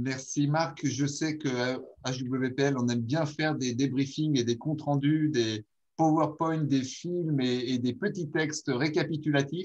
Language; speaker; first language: French; native; French